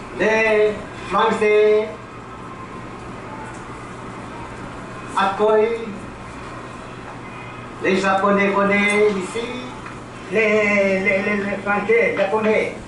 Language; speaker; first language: French; non-native, learner; Chinese